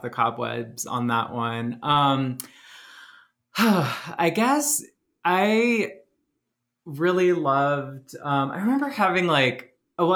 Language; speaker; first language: English; native; English